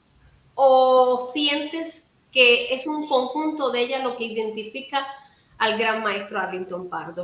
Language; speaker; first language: Spanish; native; Spanish